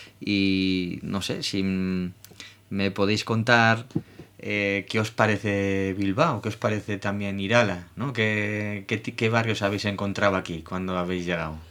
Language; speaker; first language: Spanish; native; Spanish